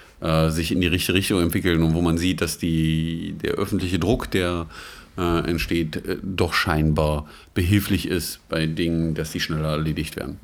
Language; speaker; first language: German; native; German